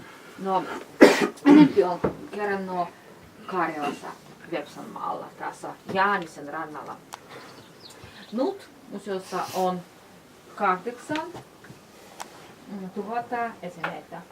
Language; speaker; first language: Finnish; non-native, learner; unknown